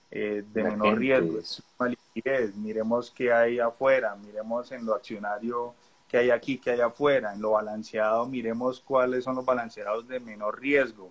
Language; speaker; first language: Spanish; native; Spanish